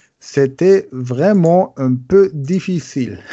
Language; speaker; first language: French; non-native, learner; German